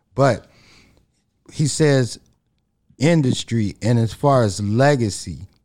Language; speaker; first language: English; native; English